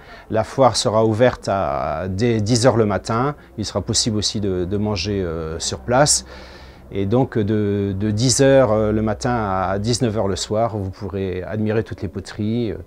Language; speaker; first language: French; native; French